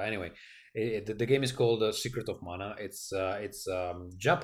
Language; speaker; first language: English; non-native, fluent; Italian